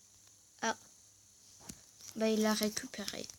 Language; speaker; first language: French; native; French